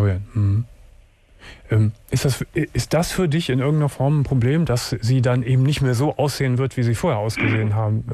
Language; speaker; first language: German; native; German